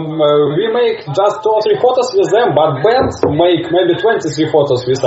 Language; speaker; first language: English; non-native, learner; Russian